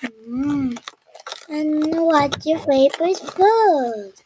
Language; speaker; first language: English; non-native, learner; Korean